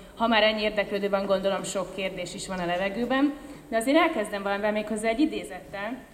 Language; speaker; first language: Hungarian; native; Hungarian